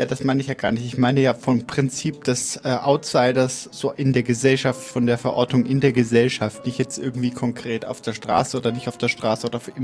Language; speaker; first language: German; native; German